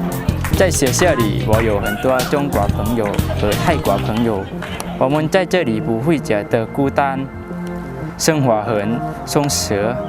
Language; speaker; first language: Chinese; non-native, learner; Lao